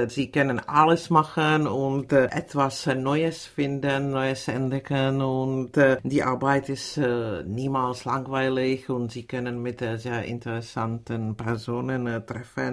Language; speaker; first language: German; non-native, fluent; Czech